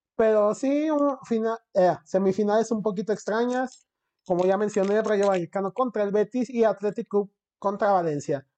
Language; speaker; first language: Spanish; early bilingual, heritage; Spanish